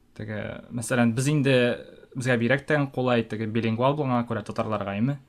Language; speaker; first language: Tatar; native; Tatar